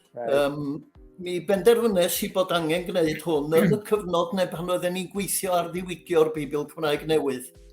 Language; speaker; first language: Welsh; native; Welsh